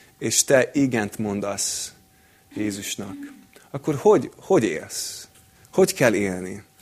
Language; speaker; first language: Hungarian; non-native, fluent; English